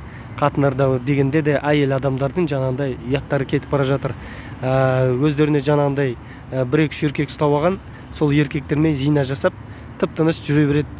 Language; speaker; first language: Kazakh; native; Kazakh